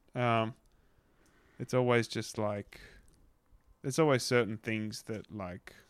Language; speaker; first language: English; native; English